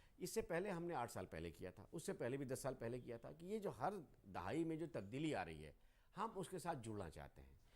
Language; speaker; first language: Urdu; native; Urdu